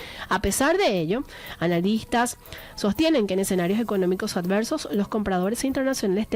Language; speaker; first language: Spanish; native; Spanish